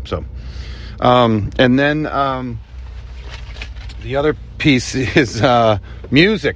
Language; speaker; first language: English; native; English